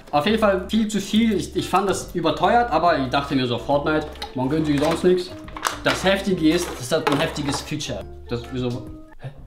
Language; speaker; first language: German; early bilingual, other home language; Russian